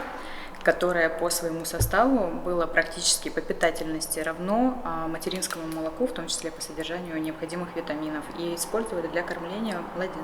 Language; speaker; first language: Russian; native; Russian